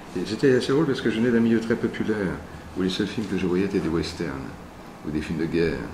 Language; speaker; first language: French; native; French